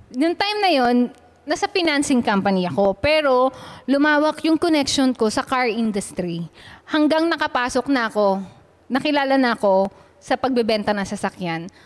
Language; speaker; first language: Filipino; native; Filipino